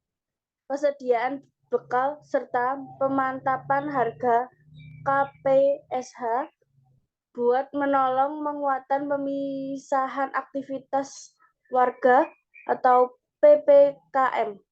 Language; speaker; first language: Indonesian; native; Indonesian